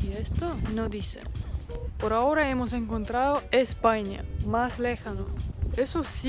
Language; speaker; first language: Spanish; non-native, fluent; Estonian